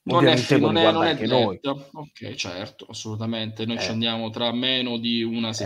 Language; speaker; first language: Italian; native; Italian